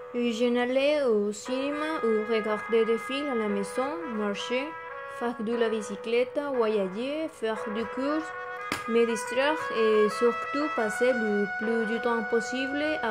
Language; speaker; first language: French; non-native, learner; Spanish